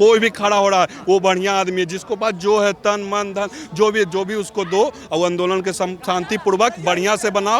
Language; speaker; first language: Hindi; non-native, local second language; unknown